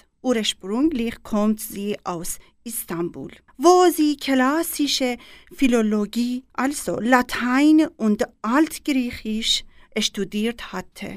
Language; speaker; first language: German; non-native, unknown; Persian